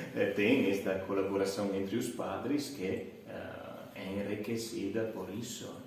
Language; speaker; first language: Portuguese; non-native, fluent; Italian